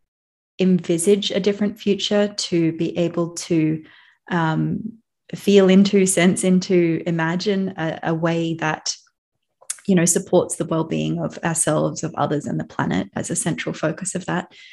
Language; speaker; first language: English; native; English